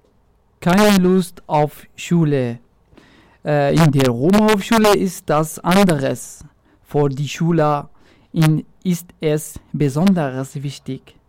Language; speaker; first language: German; non-native, local second language; Arabic